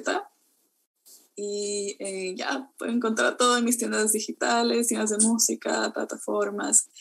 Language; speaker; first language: Spanish; native; Spanish